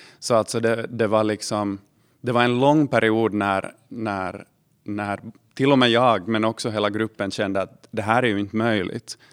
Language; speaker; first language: Swedish; native; Swedish